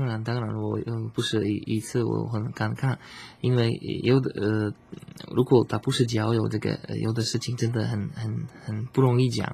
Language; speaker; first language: Chinese; non-native, learner; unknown